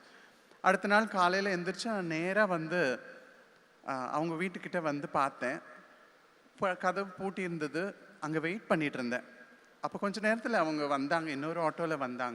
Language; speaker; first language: Tamil; native; Tamil